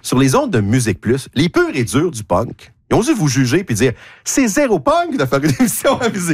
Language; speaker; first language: French; native; French